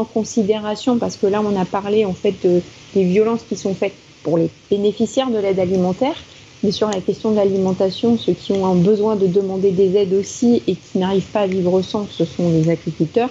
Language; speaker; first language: French; native; French